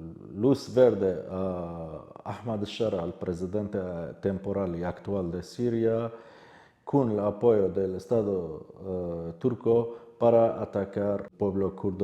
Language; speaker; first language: Spanish; non-native, fluent; Kurdish